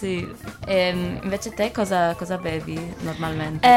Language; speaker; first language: Italian; non-native, fluent; English